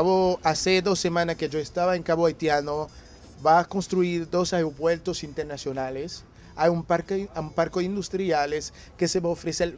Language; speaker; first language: Spanish; non-native, fluent; Haitian Creole